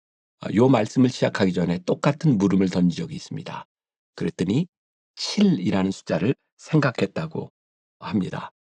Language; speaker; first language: Korean; native; Korean